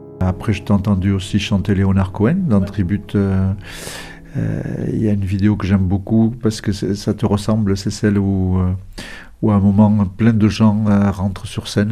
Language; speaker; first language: French; native; French